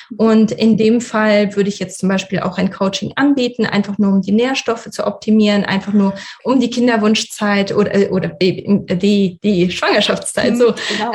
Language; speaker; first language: German; early bilingual, other home language; Russian